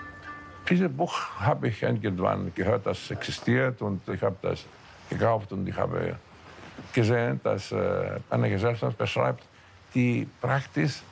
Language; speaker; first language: German; non-native, fluent; Greek